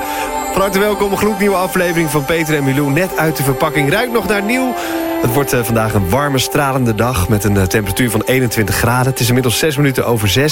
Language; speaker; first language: Dutch; native; Dutch